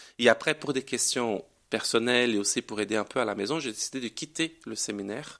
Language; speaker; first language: French; non-native, fluent; Portuguese